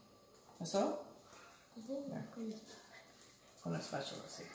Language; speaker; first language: Spanish; non-native, learner; English